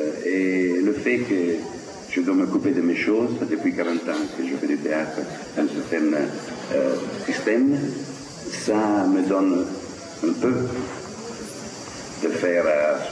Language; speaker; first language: French; non-native, fluent; Italian